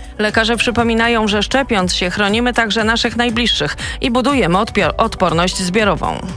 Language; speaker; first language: Polish; native; Polish